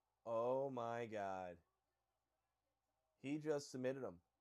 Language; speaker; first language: English; native; English